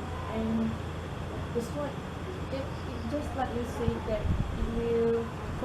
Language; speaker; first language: English; non-native, learner; Malay